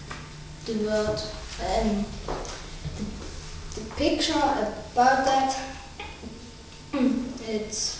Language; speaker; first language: English; non-native, learner; German